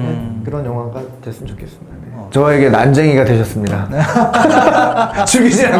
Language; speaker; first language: Korean; native; Korean